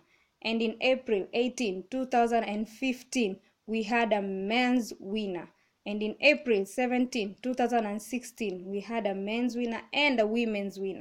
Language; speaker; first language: English; non-native, local second language; Kamba